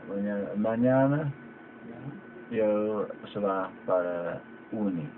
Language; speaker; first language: Spanish; non-native, learner; English